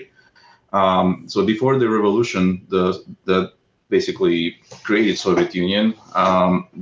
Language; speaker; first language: English; non-native, fluent; Russian